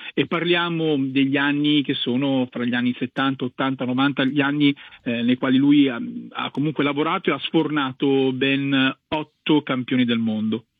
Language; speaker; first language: Italian; native; Italian